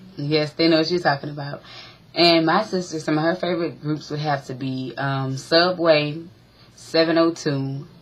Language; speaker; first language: English; native; English